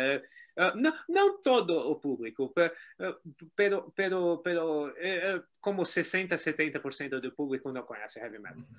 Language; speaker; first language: Spanish; non-native, learner; Portuguese